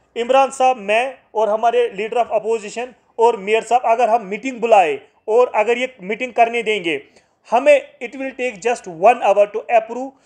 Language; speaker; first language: Hindi; non-native, local second language; Kashmiri